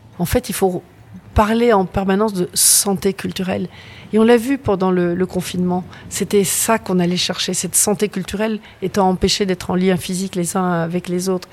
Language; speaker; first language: French; native; French